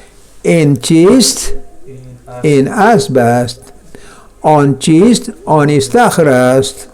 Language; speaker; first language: Persian; non-native, fluent; Kashmiri